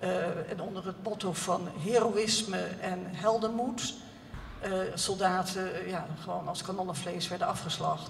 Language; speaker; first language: Dutch; native; Dutch